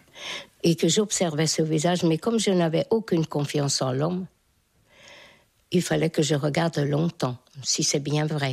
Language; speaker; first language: French; non-native, fluent; Hungarian